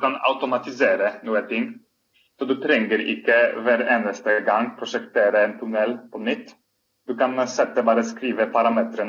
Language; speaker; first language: Swedish; non-native, fluent; Polish